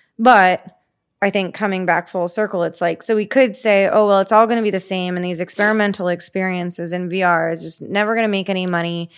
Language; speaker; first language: English; native; English